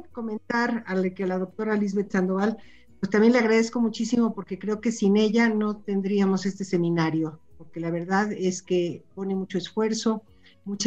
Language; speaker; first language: Spanish; native; Spanish